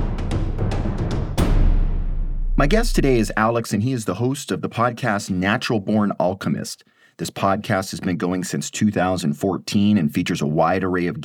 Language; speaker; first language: English; native; English